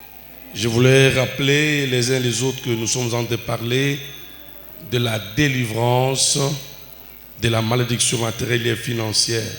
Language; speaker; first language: French; non-native, local second language; Lingala